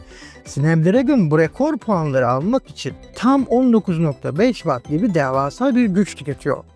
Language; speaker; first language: Turkish; native; Turkish